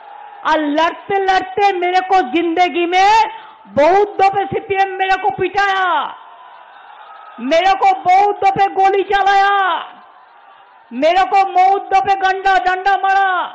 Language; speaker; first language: Hindi; non-native, local second language; Bangla